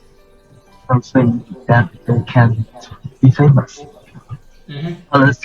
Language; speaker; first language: English; non-native, learner; Vietnamese